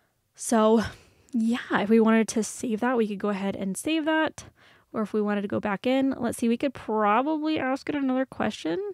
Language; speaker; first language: English; native; English